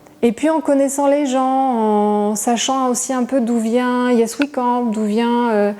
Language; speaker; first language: French; native; French